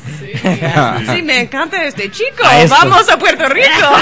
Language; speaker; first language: Spanish; non-native, learner; English